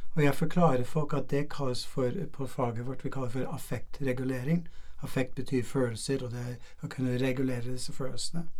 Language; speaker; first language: Norwegian; non-native, fluent; English